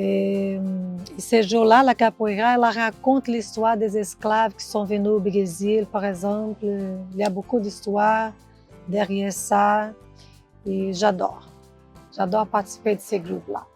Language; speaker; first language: French; non-native, fluent; Portuguese